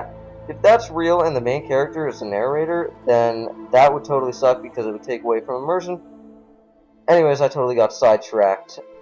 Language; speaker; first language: English; native; English